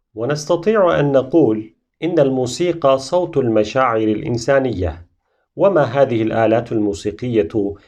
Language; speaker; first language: Arabic; non-native, fluent; Turkish